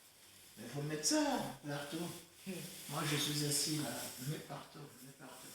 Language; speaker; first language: French; native; French